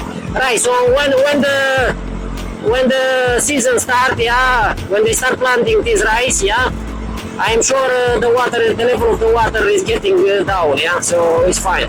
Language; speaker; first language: English; non-native, learner; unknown